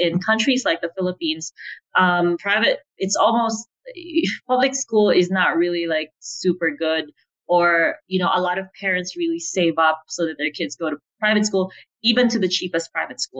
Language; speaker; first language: English; non-native, local second language; Filipino